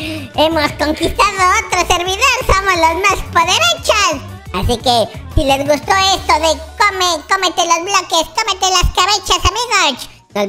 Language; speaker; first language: Spanish; native; Spanish